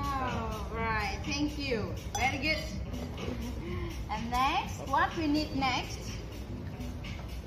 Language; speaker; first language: English; non-native, learner; Vietnamese